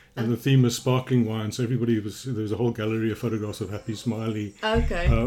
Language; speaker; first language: English; native; English